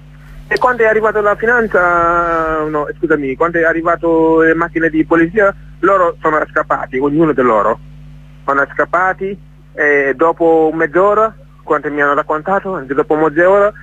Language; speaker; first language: Italian; non-native, fluent; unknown